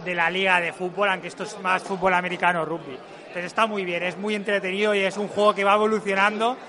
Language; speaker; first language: Spanish; non-native, local second language; Catalan